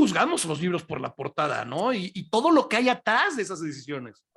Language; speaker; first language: Spanish; native; Spanish